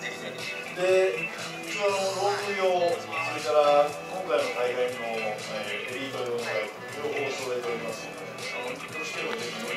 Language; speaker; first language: Japanese; native; Japanese